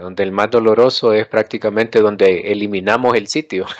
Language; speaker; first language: Spanish; native; Spanish